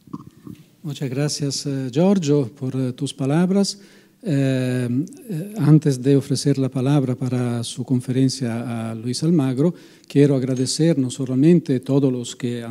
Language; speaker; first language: Spanish; non-native, fluent; Italian